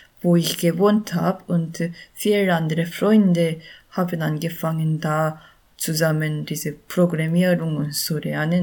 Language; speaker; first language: German; non-native, learner; Korean